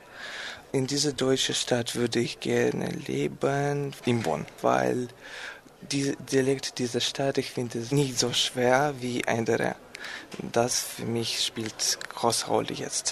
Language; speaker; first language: German; non-native, learner; Russian